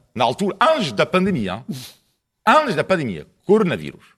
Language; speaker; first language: Portuguese; non-native, fluent; French